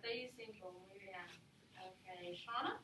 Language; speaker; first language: Spanish; non-native, fluent; English